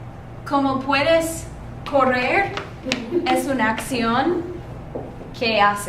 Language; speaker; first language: Spanish; non-native, fluent; English